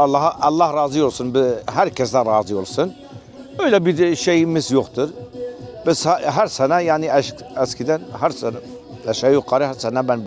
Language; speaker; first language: Turkish; non-native, local second language; Kurdish